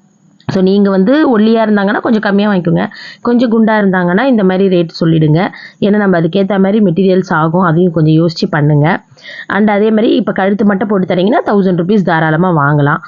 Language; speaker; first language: Tamil; native; Tamil